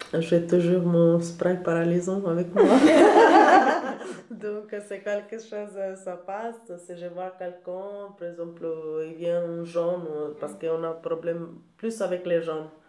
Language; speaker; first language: French; non-native, learner; Albanian